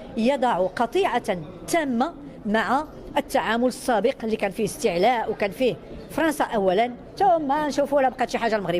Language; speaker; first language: Arabic; native; Arabic